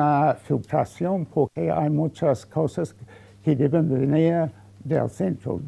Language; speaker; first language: Spanish; non-native, fluent; English